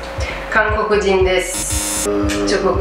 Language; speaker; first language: Japanese; non-native, fluent; Italian